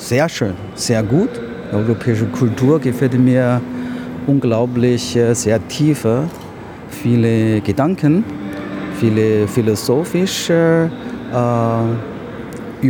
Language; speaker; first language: German; non-native, learner; Chinese